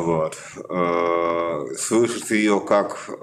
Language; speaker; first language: Russian; native; Russian